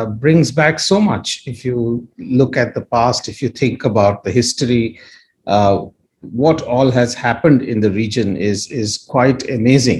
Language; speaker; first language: English; non-native, local second language; Hindi